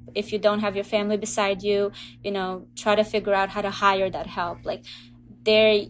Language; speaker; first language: English; early bilingual, other home language; Russian